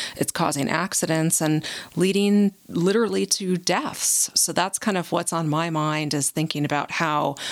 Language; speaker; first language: English; native; English